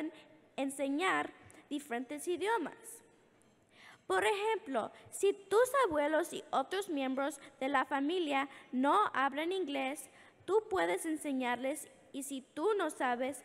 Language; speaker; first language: Spanish; early bilingual, heritage; English